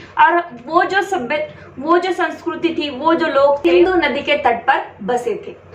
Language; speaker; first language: Hindi; non-native, local second language; Marathi